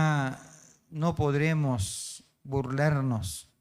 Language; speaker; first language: Spanish; native; Spanish